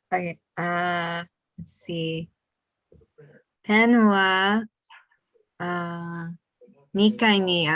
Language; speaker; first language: Japanese; non-native, learner; English